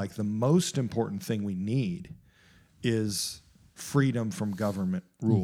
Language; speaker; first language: English; native; English